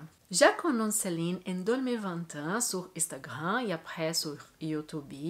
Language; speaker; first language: French; non-native, learner; Portuguese